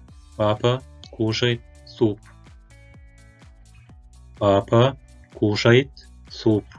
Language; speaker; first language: Russian; non-native, local second language; Turkmen